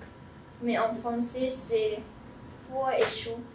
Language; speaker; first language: French; non-native, learner; Thai